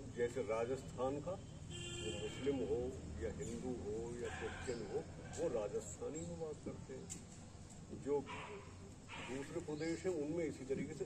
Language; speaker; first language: Hindi; native; Hindi